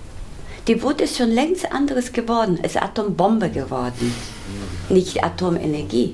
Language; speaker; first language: German; non-native, fluent; Korean